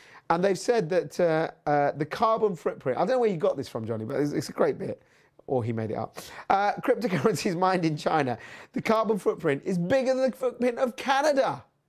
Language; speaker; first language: English; native; English